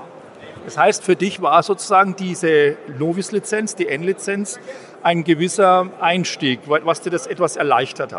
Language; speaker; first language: German; native; German